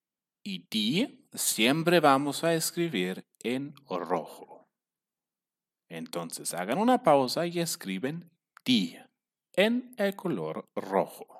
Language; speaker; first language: Spanish; non-native, fluent; German